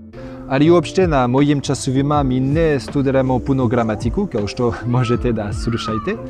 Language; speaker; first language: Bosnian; non-native, learner; French